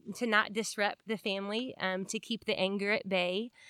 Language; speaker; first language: English; native; English